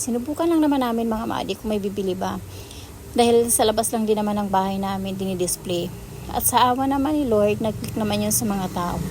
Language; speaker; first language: Filipino; non-native, local second language; Aklanon